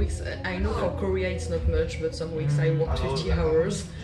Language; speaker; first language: English; non-native, fluent; French